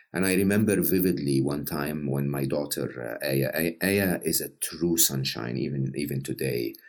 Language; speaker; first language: English; non-native, fluent; Arabic